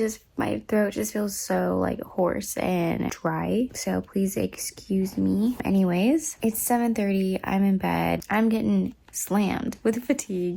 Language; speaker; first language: English; native; English